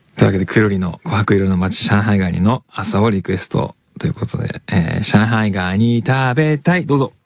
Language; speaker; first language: Japanese; native; Japanese